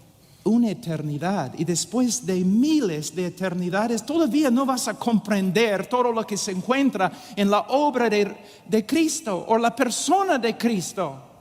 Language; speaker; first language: Spanish; non-native, fluent; English